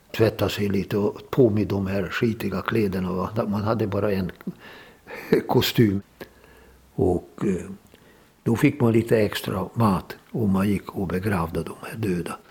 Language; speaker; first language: Swedish; non-native, fluent; Hungarian